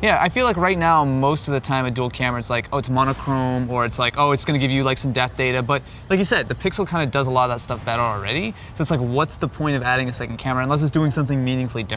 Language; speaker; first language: English; native; English